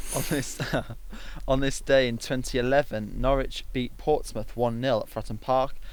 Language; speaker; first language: English; native; English